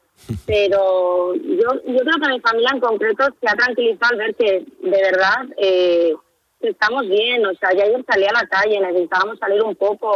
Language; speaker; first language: Spanish; native; Spanish